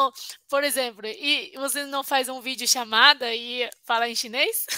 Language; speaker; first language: Portuguese; non-native, fluent; Chinese